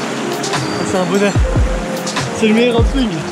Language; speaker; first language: French; native; French